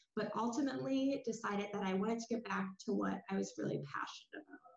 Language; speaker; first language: English; native; English